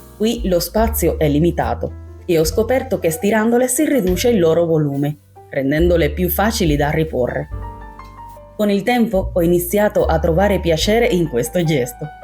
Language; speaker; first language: Italian; non-native, fluent; Spanish